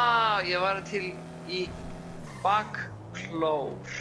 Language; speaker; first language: Icelandic; early bilingual, heritage; Icelandic